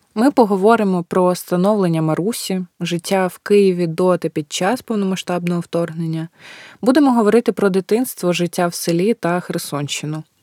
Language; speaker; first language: Ukrainian; native; Ukrainian